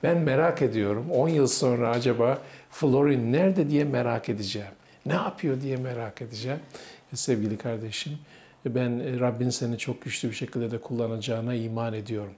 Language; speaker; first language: Turkish; native; Turkish